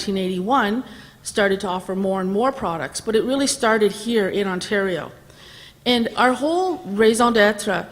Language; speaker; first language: English; native; English